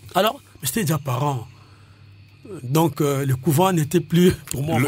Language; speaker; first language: French; non-native, local second language; Lingala